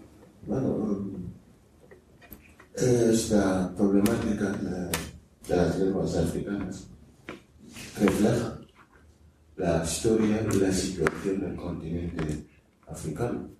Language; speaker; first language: Spanish; non-native, local second language; Fang